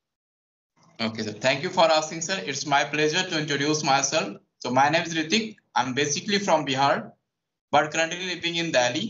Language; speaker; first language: English; non-native, local second language; Hindi